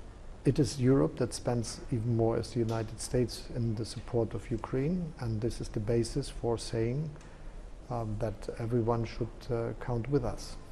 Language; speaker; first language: English; non-native, fluent; German